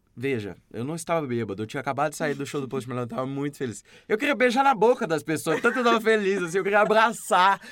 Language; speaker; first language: Portuguese; native; Portuguese